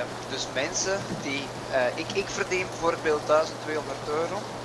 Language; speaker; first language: Dutch; native; Dutch